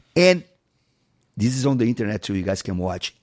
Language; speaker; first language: English; non-native, fluent; Portuguese